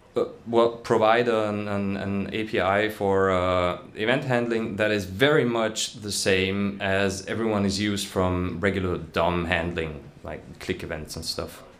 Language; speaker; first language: English; non-native, fluent; German